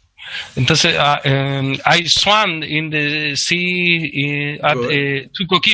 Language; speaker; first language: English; non-native, learner; Spanish